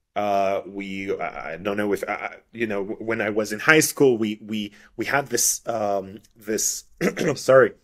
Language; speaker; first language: English; non-native, fluent; Hebrew